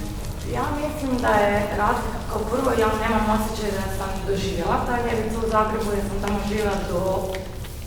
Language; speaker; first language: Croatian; non-native, fluent; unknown